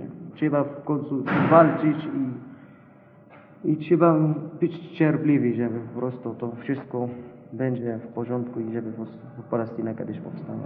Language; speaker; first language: Polish; non-native, learner; Arabic